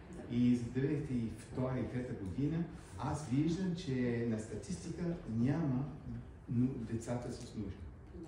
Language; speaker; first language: Bulgarian; early bilingual, heritage; English